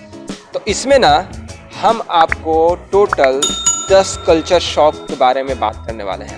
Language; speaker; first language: Hindi; native; Hindi